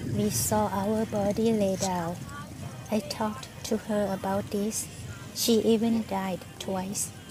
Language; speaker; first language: English; non-native, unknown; Thai